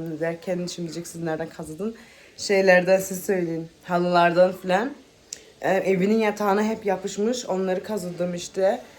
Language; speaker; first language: Turkish; early bilingual, heritage; Turkish